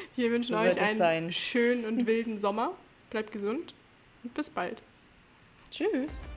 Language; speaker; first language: German; native; German